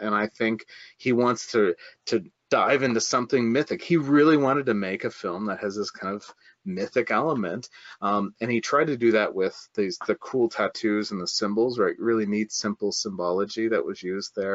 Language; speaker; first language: English; native; English